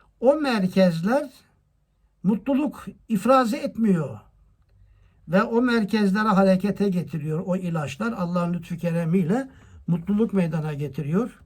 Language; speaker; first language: Turkish; native; Turkish